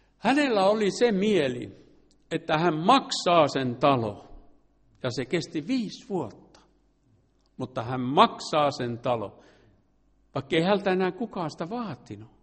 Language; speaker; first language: Finnish; native; Finnish